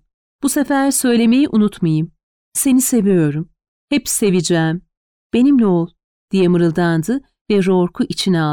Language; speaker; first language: Turkish; native; Turkish